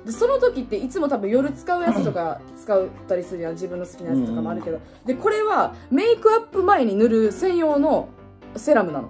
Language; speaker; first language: Japanese; native; Japanese